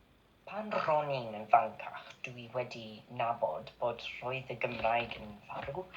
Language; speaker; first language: Welsh; non-native, learner; English